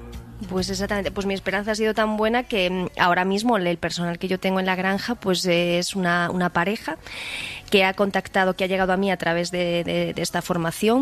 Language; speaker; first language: Spanish; native; Spanish